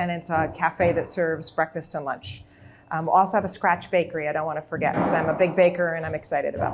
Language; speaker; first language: English; native; English